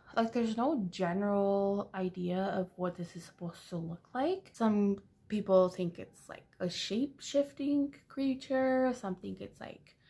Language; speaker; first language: English; early bilingual, other home language; Spanish